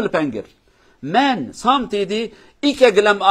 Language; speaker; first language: Norwegian; non-native, learner; Kurdish